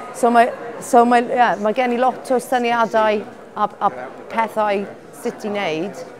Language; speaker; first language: Welsh; non-native, learner; English